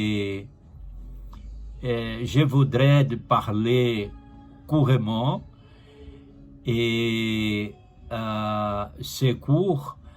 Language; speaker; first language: French; non-native, learner; Portuguese